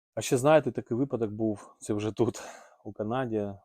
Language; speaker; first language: Ukrainian; non-native, local second language; Russian